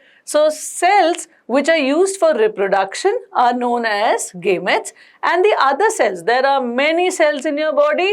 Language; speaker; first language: English; non-native, local second language; Hindi